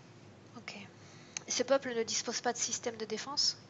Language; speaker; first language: French; native; French